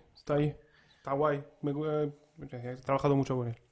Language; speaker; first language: Spanish; non-native, fluent; Italian